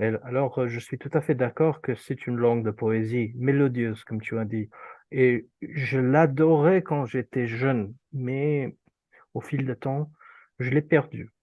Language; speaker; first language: French; non-native, fluent; Urdu